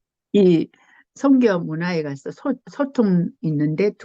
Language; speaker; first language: Korean; native; Korean